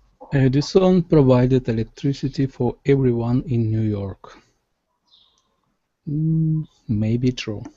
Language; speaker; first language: English; non-native, learner; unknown